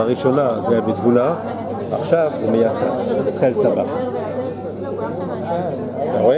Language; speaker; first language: Hebrew; non-native, fluent; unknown